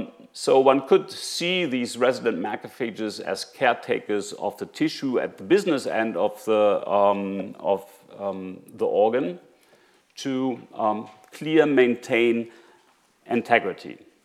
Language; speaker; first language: English; non-native, fluent; German